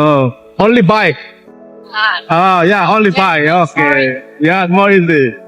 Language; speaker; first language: English; non-native, learner; Indonesian